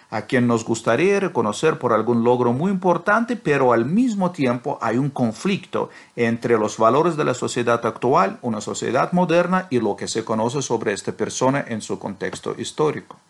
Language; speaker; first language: Spanish; non-native, fluent; Russian